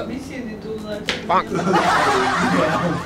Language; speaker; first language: Indonesian; non-native, learner; Russian